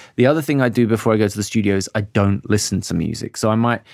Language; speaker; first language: English; native; English